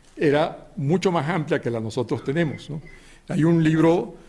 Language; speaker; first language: Spanish; native; Spanish